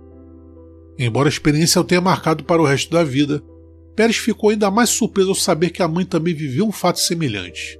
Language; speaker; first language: Portuguese; native; Portuguese